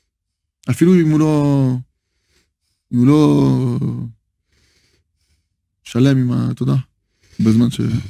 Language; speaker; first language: Hebrew; non-native, fluent; French